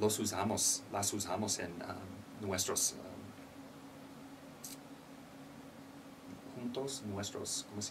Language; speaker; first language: Spanish; non-native, learner; English